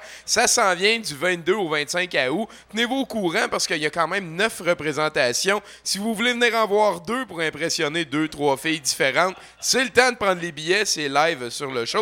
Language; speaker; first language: French; native; French